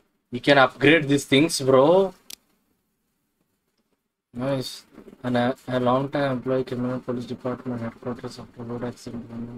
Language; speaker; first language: English; non-native, local second language; Kannada